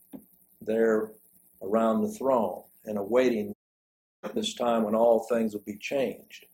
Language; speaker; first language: English; native; English